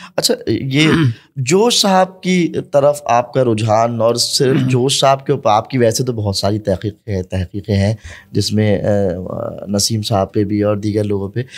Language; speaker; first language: Urdu; native; Urdu